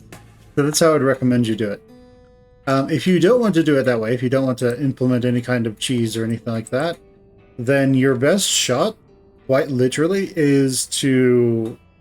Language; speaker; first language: English; native; English